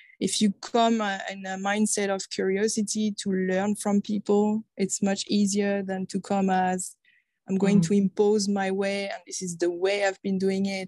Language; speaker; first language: English; non-native, fluent; French